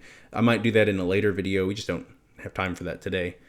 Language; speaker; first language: English; native; English